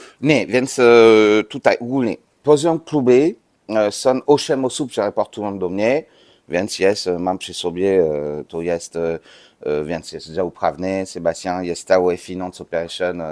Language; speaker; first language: Polish; non-native, learner; French